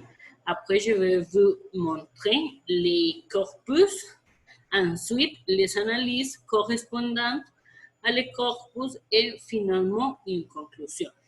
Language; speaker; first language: French; non-native, fluent; Spanish